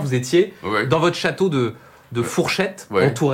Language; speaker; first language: French; native; French